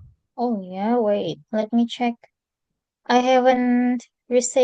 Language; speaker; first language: English; non-native, fluent; Indonesian